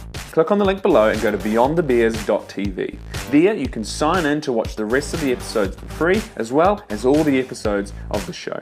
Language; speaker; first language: English; native; English